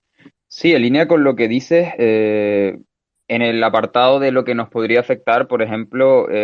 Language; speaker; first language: Spanish; native; Spanish